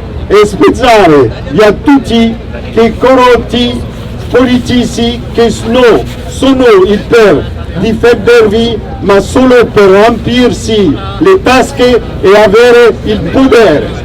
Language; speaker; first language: Italian; non-native, learner; French